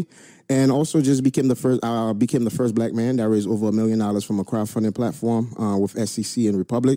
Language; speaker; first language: English; non-native, fluent; Haitian Creole